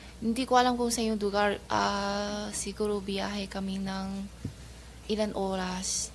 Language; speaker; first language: Filipino; non-native, learner; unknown